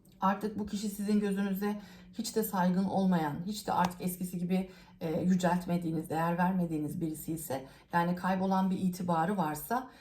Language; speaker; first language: Turkish; native; Turkish